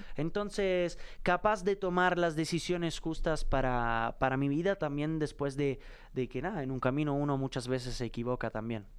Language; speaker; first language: Spanish; non-native, fluent; Italian